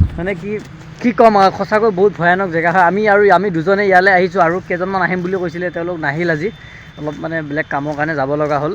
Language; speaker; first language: Assamese; non-native, local second language; Bangla